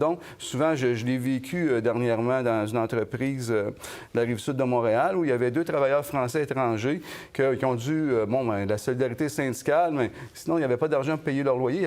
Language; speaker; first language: French; native; French